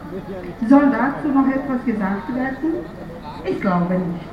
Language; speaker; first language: German; non-native, fluent; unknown